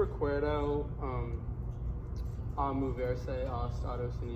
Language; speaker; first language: Spanish; non-native, learner; English